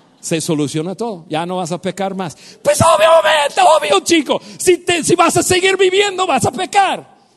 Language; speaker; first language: Spanish; non-native, fluent; English